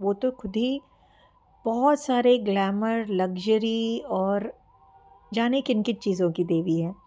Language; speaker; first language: Hindi; native; Hindi